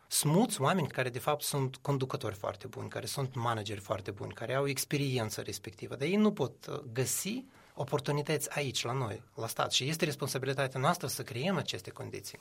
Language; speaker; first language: Romanian; non-native, local second language; Russian